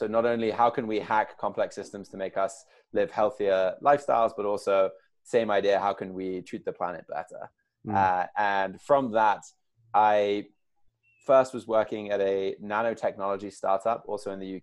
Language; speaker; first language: English; native; English